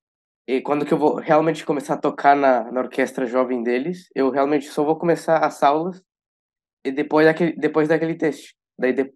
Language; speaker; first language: Portuguese; early bilingual, other home language; Spanish